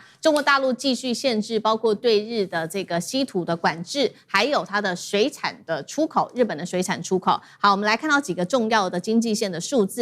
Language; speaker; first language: Chinese; native; Chinese